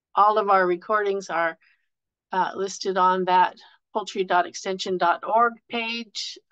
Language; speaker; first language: English; native; English